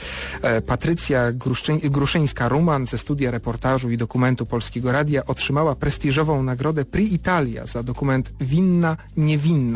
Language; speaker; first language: Polish; native; Polish